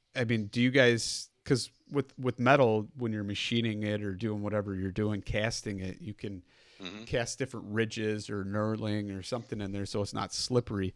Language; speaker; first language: English; native; English